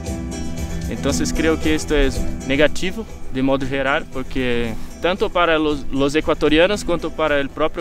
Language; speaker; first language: Spanish; non-native, fluent; Portuguese